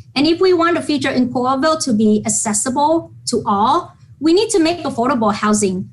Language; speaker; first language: English; non-native, fluent; Vietnamese